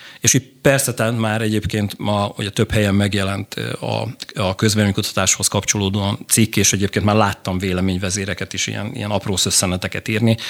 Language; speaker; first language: Hungarian; native; Hungarian